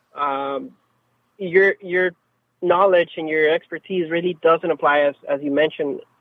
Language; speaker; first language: English; non-native, fluent; Spanish